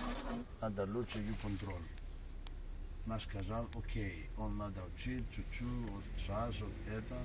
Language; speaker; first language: Russian; non-native, learner; Uzbek